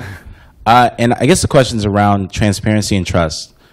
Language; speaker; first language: English; native; English